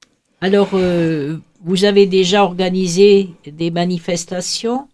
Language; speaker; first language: French; native; French